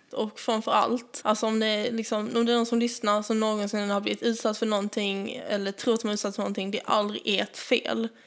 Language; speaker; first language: Swedish; native; Swedish